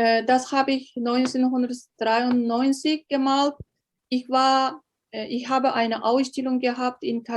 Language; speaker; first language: German; non-native, learner; Uyghur